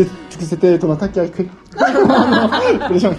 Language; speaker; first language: French; non-native, learner; Korean